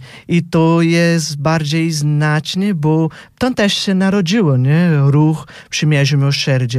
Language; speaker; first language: Polish; non-native, fluent; Portuguese